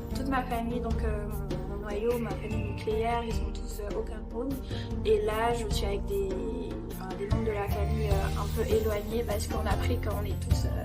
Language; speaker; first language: French; native; French